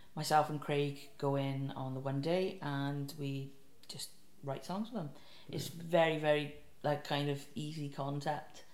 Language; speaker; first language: English; native; English